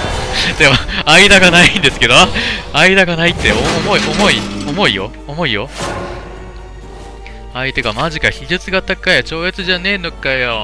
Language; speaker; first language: Japanese; native; Japanese